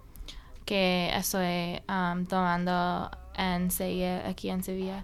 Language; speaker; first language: Spanish; non-native, learner; English